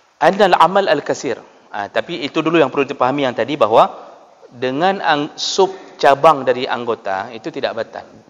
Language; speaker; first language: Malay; non-native, local second language; Achinese